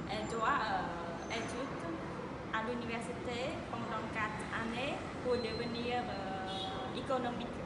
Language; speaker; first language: French; non-native, learner; Khmer